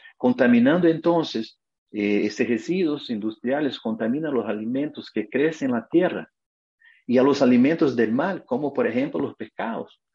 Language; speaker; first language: Spanish; non-native, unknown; Portuguese